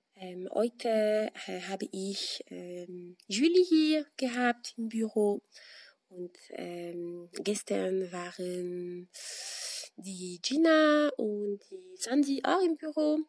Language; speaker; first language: German; non-native, fluent; French